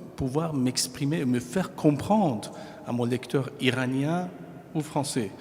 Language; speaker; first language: French; non-native, fluent; Persian